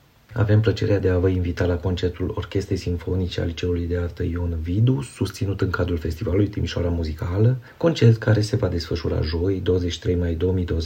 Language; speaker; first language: Romanian; native; Romanian